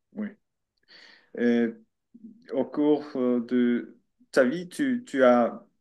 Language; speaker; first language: French; non-native, learner; Finnish